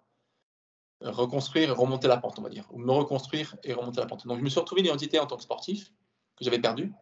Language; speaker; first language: French; native; French